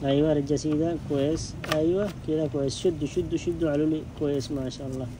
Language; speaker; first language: Arabic; non-native, learner; Urdu